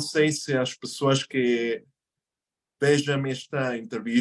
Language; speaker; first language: Portuguese; non-native, fluent; Spanish